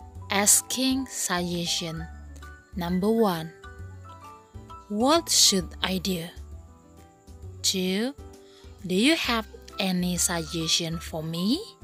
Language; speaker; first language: English; non-native, fluent; Indonesian